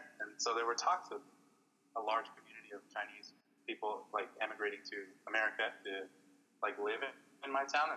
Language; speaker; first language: English; native; English